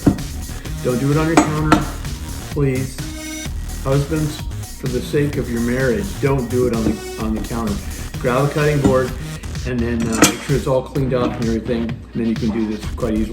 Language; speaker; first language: English; native; English